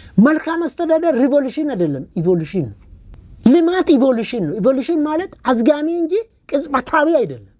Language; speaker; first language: Amharic; non-native, local second language; Oromo